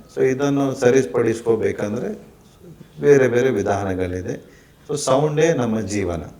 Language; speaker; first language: Kannada; non-native, local second language; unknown